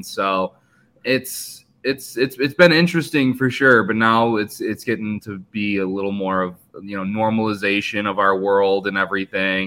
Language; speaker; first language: English; native; English